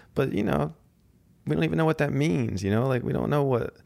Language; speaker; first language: English; native; English